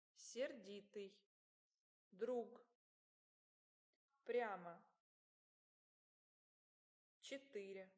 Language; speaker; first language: Russian; non-native, learner; English